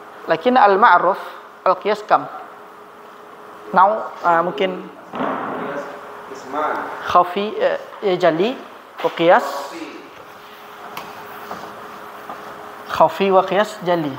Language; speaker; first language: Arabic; non-native, learner; Malay